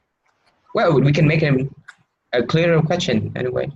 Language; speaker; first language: English; non-native, fluent; Vietnamese